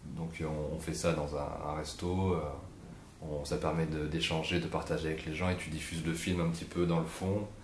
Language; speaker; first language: French; native; French